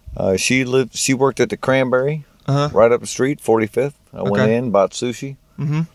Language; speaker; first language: English; native; English